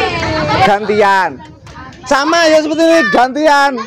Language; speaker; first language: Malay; non-native, local second language; Javanese